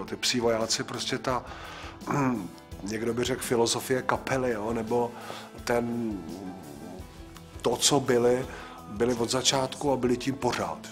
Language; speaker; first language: Czech; native; Czech